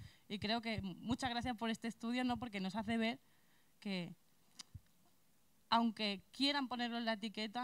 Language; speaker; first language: Spanish; native; Spanish